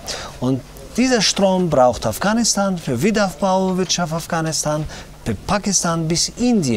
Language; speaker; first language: German; non-native, learner; Tajik